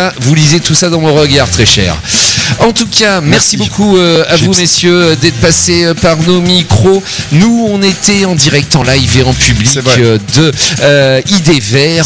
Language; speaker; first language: French; native; French